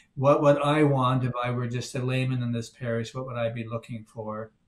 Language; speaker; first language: English; native; English